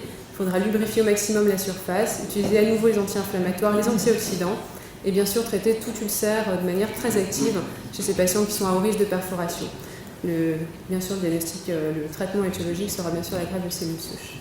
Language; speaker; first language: French; native; French